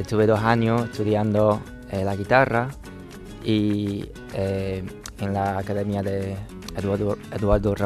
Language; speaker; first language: Spanish; non-native, fluent; Chinese